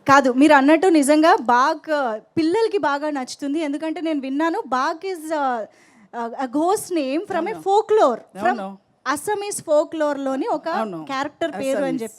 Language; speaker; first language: Telugu; native; Telugu